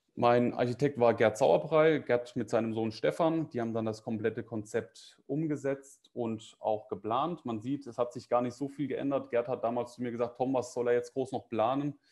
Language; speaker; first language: German; native; German